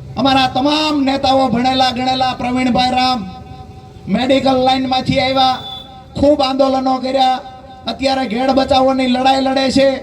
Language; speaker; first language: Gujarati; native; Gujarati